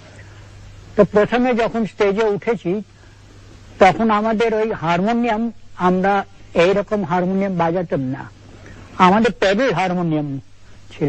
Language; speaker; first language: Bangla; non-native, local second language; Gujarati